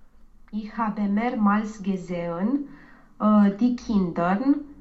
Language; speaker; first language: German; non-native, learner; Romanian